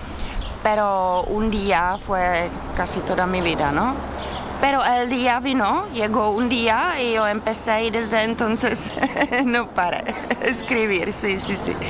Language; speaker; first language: Spanish; non-native, learner; Czech